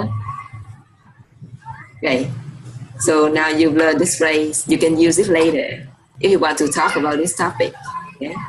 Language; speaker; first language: English; non-native, fluent; Vietnamese